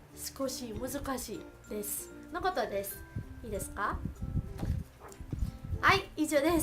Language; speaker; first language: Japanese; early bilingual, other home language; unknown